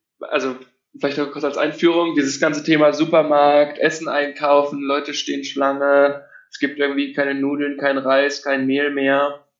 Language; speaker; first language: German; native; German